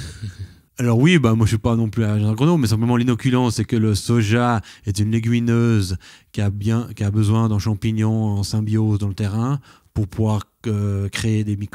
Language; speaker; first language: French; native; French